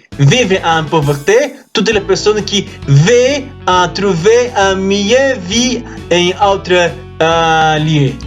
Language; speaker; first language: French; non-native, learner; Spanish